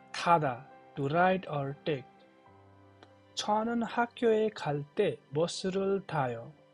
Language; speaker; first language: Korean; non-native, fluent; Nepali